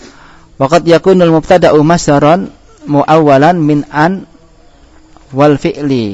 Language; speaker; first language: Arabic; non-native, fluent; Indonesian